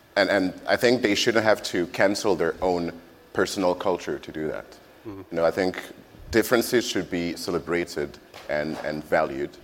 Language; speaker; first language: English; non-native, fluent; French